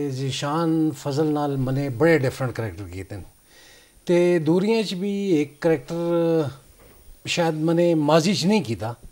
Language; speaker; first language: Punjabi; non-native, local second language; Pashto